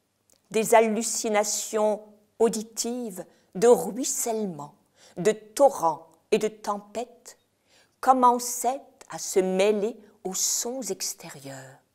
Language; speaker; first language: French; native; French